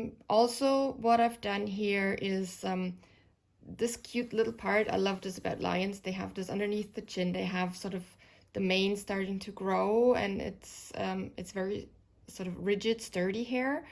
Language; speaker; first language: English; non-native, fluent; German